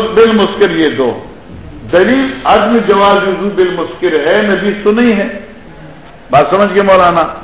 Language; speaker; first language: Urdu; non-native, local second language; Pashto